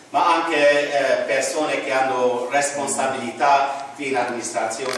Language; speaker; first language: Italian; non-native, fluent; Romanian